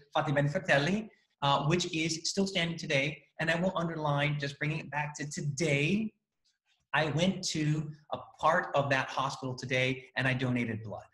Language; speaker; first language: English; native; English